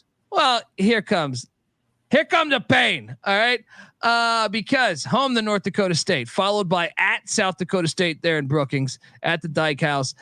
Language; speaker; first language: English; native; English